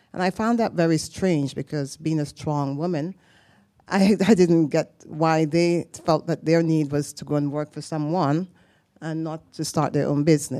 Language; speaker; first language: English; native; English